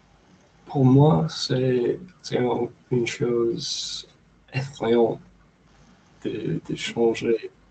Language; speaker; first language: French; non-native, learner; English